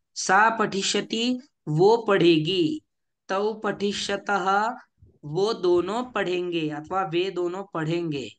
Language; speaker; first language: Hindi; non-native, local second language; Marathi